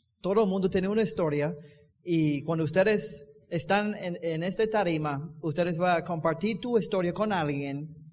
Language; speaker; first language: Spanish; non-native, learner; English